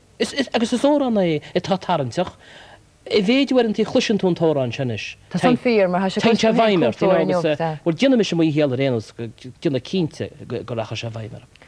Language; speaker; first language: Irish; native; Irish